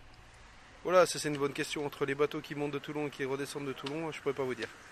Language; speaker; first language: French; native; French